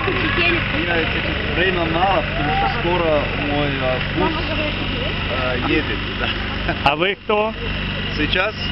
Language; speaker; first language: Russian; non-native, learner; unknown